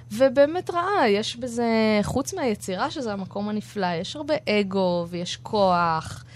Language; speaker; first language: Hebrew; native; Hebrew